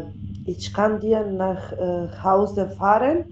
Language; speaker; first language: German; non-native, learner; Macedonian